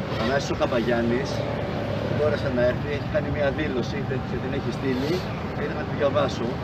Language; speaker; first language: Greek; native; Greek